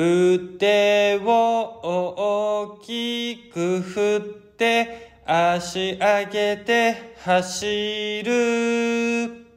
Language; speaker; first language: Japanese; native; Japanese